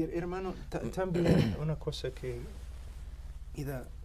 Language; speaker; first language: Spanish; non-native, fluent; English